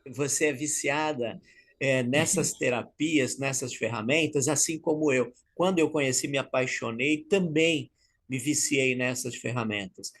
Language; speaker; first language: Portuguese; native; Portuguese